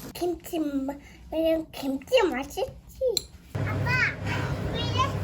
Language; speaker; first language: Korean; early bilingual, heritage; Korean